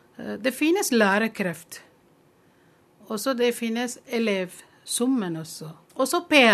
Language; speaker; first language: Norwegian; non-native, learner; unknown